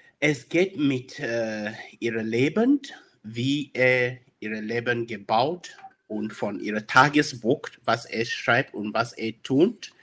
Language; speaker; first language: German; non-native, learner; English